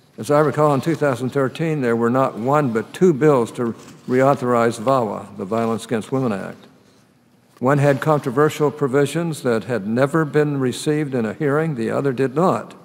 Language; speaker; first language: English; native; English